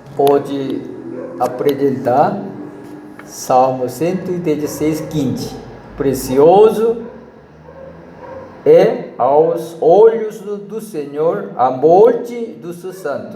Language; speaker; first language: Portuguese; non-native, learner; Korean